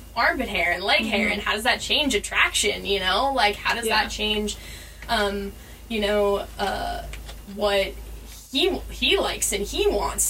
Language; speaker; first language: English; native; English